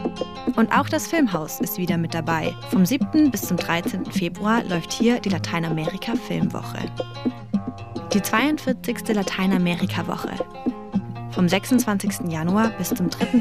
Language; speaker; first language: German; native; German